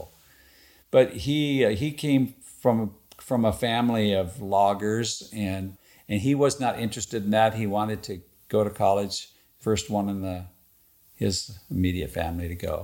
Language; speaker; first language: English; native; English